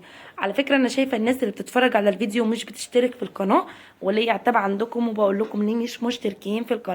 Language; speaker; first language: Arabic; native; Arabic